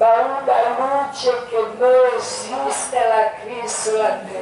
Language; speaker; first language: Italian; non-native, learner; Croatian